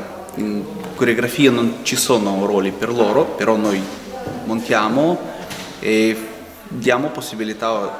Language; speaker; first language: Italian; non-native, fluent; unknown